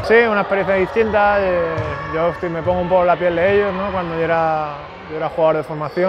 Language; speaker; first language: Spanish; native; Spanish